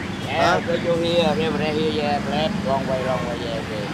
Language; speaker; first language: English; non-native, learner; Vietnamese